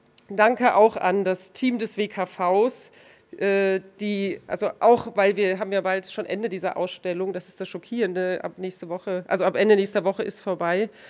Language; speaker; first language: German; native; German